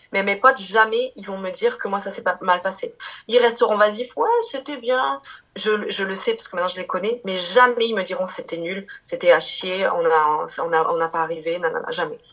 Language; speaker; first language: French; early bilingual, other home language; Portuguese